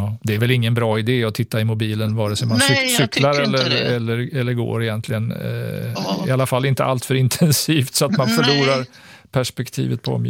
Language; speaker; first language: Swedish; native; Swedish